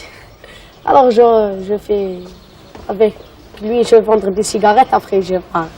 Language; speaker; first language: French; non-native, learner; Arabic